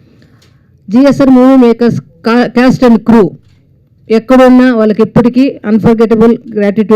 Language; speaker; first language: Telugu; native; Telugu